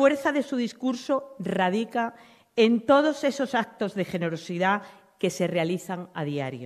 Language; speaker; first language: Spanish; native; Spanish